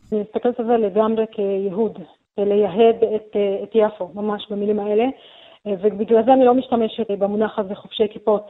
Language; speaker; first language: Hebrew; non-native, local second language; Arabic